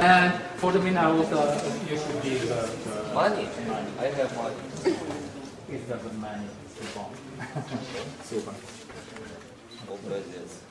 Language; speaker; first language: English; non-native, learner; Slovak